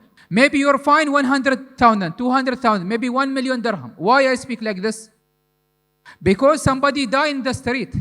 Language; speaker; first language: English; non-native, learner; Arabic